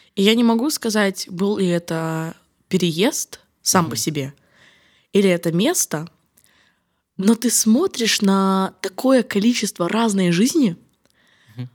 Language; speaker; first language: Russian; native; Russian